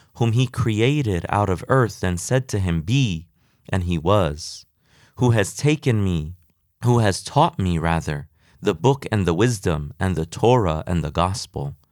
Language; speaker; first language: English; native; English